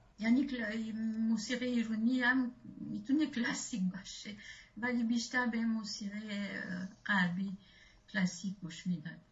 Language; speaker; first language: Persian; non-native, fluent; French